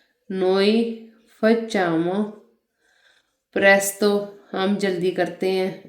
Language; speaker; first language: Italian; non-native, fluent; Urdu